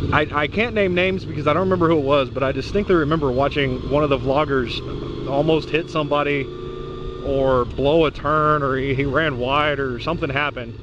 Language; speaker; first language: English; native; English